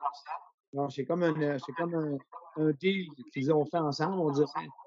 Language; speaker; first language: French; native; French